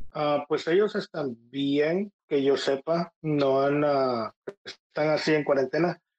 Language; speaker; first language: Spanish; native; Spanish